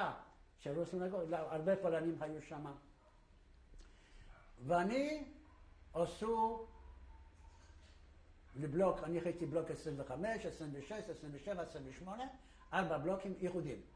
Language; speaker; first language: Hebrew; non-native, fluent; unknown